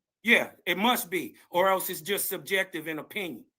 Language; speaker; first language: English; native; English